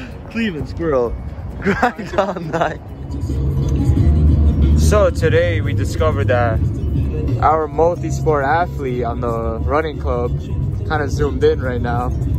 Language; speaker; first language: English; native; English